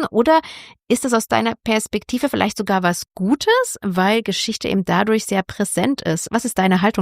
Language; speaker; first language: German; native; German